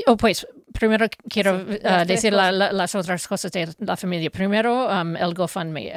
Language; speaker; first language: Spanish; non-native, fluent; English